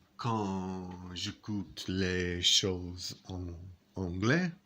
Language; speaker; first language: French; non-native, learner; English